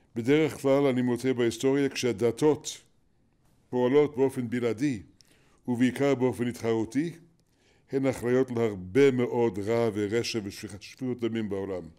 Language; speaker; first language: Hebrew; non-native, fluent; English